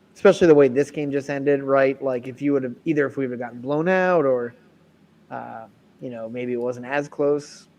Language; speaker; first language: English; native; English